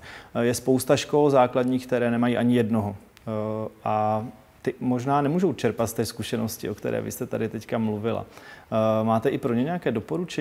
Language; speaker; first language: Czech; native; Czech